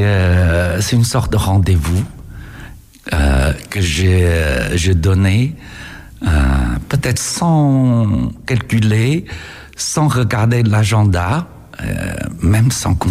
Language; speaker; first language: French; non-native, fluent; Chinese